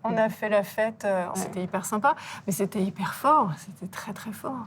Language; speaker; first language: French; native; French